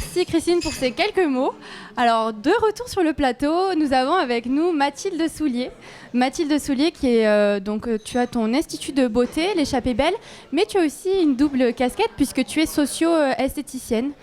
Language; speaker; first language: French; native; French